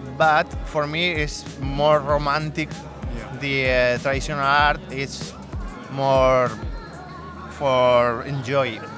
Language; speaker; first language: English; non-native, learner; Spanish